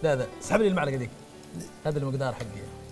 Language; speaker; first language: Arabic; native; Arabic